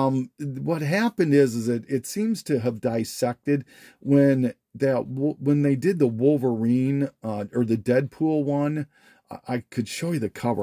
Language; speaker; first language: English; native; English